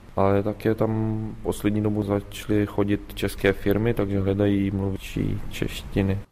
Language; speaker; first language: Czech; early bilingual, heritage; Czech